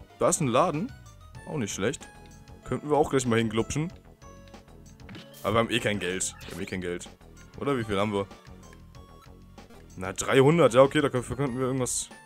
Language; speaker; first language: German; native; German